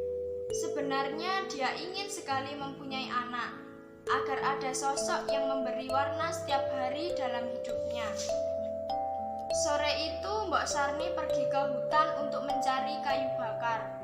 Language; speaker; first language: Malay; non-native, local second language; Javanese